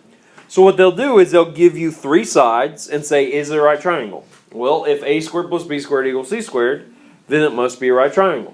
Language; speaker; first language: English; native; English